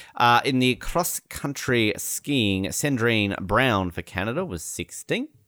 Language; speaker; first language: English; native; English